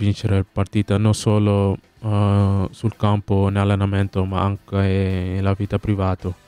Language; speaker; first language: Italian; non-native, learner; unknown